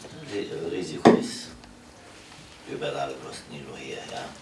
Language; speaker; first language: German; non-native, fluent; Romanian